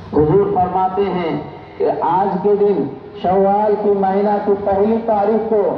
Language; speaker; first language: Hindi; non-native, local second language; Bangla